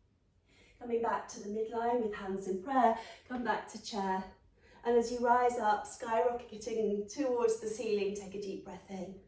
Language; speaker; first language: English; native; English